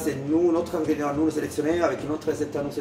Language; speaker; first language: French; non-native, fluent; Italian